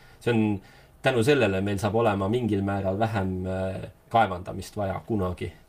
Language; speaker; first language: Estonian; native; Estonian